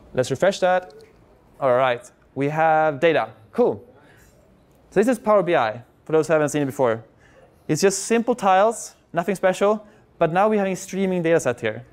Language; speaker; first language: English; non-native, fluent; Swedish